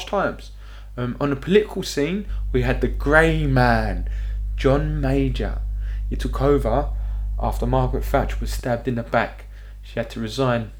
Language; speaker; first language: English; native; English